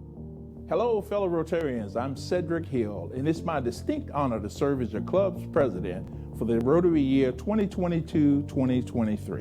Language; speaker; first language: English; native; English